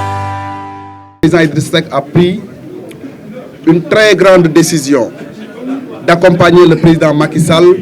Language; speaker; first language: French; non-native, local second language; Wolof